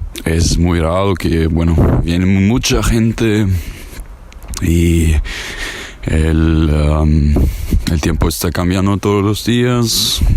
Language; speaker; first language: Spanish; non-native, fluent; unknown